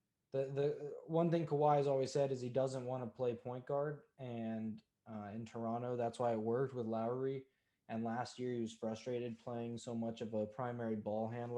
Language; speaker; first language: English; native; English